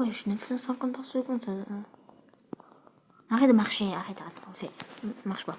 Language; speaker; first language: French; native; French